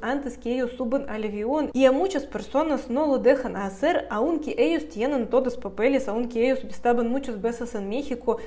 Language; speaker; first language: Spanish; non-native, fluent; Russian